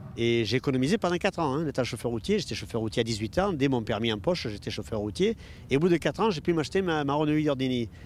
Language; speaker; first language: French; native; French